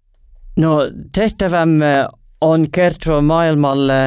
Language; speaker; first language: Finnish; non-native, learner; English